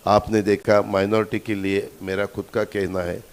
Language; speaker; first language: Hindi; non-native, local second language; Marathi